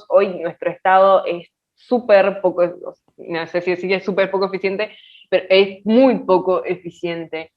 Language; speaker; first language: Spanish; native; Spanish